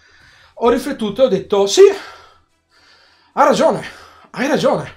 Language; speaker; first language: Italian; native; Italian